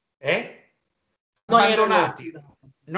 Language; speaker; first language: Italian; native; Italian